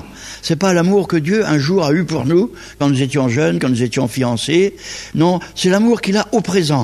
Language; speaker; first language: French; native; French